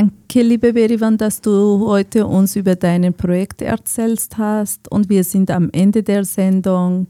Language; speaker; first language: German; non-native, fluent; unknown